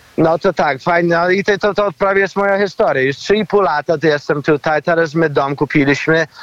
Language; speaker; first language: Polish; early bilingual, heritage; Polish